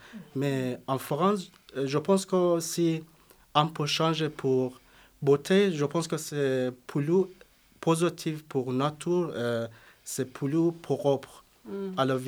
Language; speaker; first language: French; non-native, learner; Persian